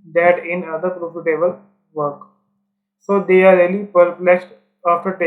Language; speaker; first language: English; non-native, local second language; Punjabi